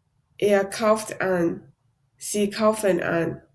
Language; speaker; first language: German; non-native, learner; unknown